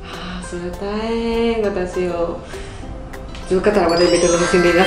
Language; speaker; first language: Japanese; non-native, learner; Vietnamese